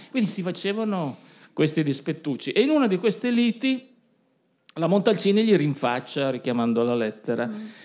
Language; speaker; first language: Italian; native; Italian